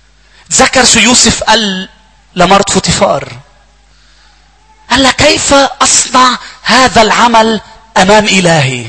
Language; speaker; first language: Arabic; native; Arabic